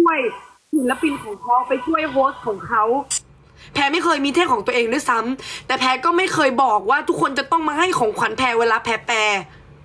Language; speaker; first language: Thai; native; Thai